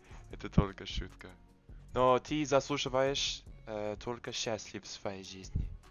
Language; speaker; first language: Russian; non-native, learner; English